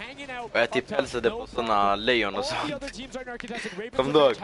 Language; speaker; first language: Swedish; early bilingual, other home language; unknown